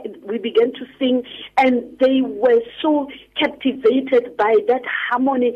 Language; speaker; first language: English; non-native, local second language; Tswana